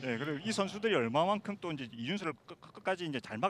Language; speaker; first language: Korean; native; Korean